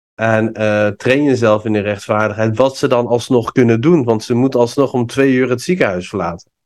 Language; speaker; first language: Dutch; non-native, fluent; Persian